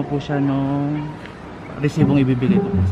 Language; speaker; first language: Filipino; native; Filipino